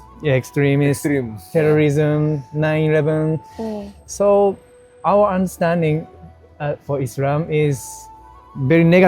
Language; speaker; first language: English; non-native, learner; Japanese